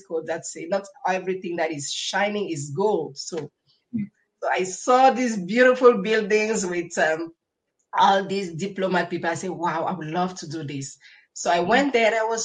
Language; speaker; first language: English; non-native, local second language; French